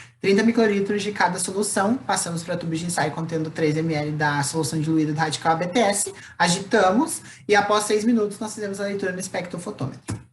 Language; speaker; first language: Portuguese; native; Portuguese